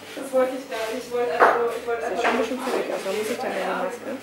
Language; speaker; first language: German; native; German